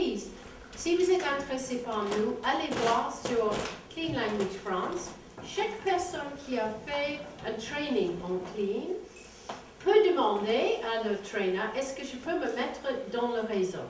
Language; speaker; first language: French; non-native, fluent; English